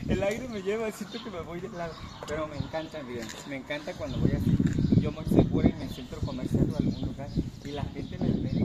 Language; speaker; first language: Spanish; native; Spanish